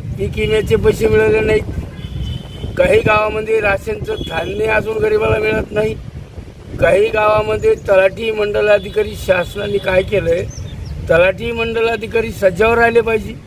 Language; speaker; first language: Marathi; native; Marathi